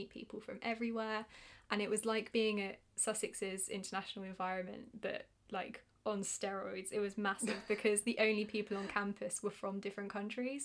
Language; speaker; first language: English; native; English